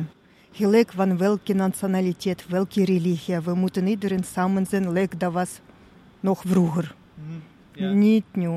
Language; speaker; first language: Dutch; non-native, learner; Russian